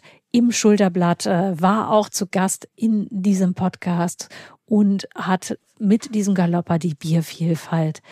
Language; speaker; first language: German; native; German